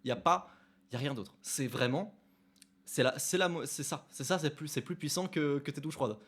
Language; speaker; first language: French; native; French